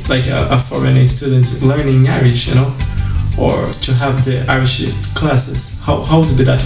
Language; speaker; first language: English; non-native, fluent; Portuguese